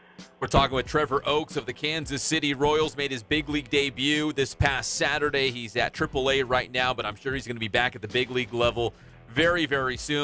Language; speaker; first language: English; native; English